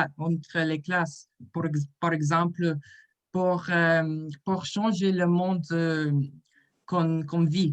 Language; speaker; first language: French; non-native, learner; English